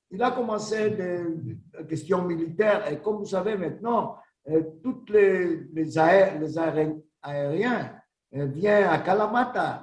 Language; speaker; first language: French; non-native, learner; Greek